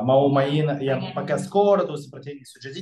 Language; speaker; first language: Indonesian; non-native, fluent; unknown